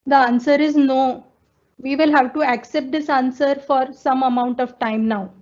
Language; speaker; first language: English; non-native, local second language; Marathi